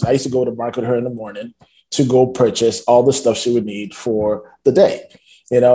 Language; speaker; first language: English; non-native, local second language; Yoruba